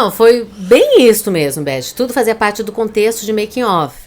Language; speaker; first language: Portuguese; native; Portuguese